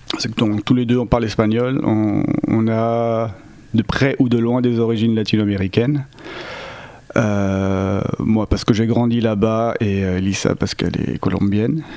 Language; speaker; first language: French; native; French